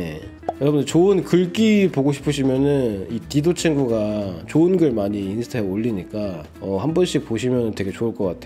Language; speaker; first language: Korean; native; Korean